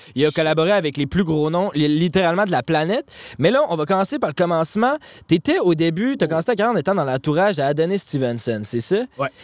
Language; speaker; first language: French; native; French